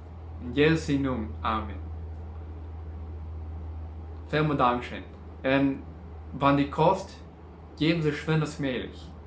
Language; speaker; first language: German; non-native, learner; Plautdietsch